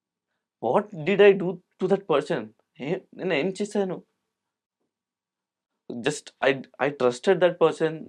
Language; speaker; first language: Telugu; non-native, local second language; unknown